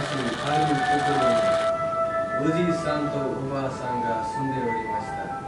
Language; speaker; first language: Japanese; non-native, fluent; Nepali